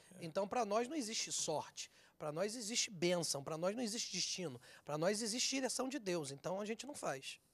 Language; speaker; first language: Portuguese; native; Portuguese